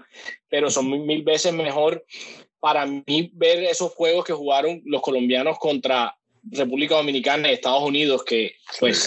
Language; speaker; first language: Spanish; native; Spanish